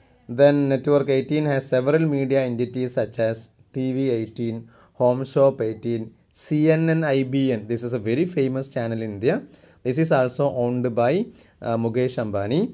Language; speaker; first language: English; non-native, local second language; Malayalam